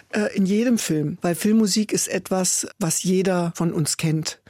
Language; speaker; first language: German; native; German